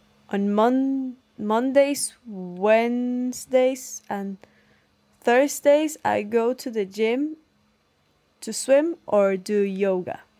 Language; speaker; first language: English; non-native, learner; Spanish